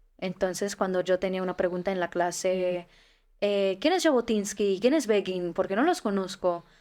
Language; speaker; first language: Spanish; early bilingual, heritage; Spanish